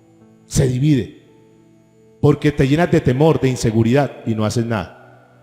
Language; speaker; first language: Spanish; native; Spanish